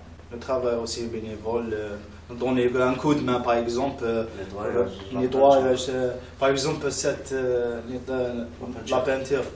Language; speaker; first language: French; non-native, learner; Arabic